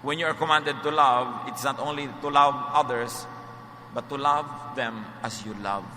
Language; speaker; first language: English; non-native, local second language; Filipino